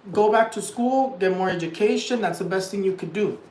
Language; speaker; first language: English; early bilingual, other home language; Spanish